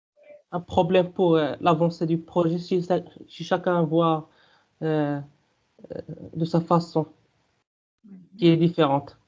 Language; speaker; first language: French; non-native, local second language; Arabic